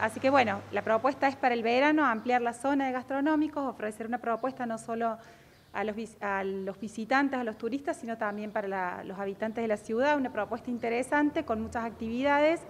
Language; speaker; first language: Spanish; native; Spanish